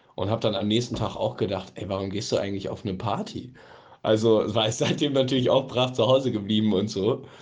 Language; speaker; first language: German; native; German